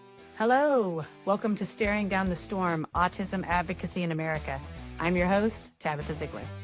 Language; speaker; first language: English; native; English